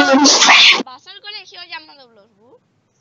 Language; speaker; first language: Spanish; native; Spanish